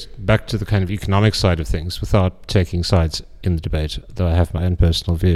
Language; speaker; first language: English; native; English